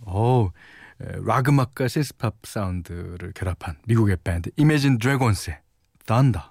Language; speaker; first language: Korean; native; Korean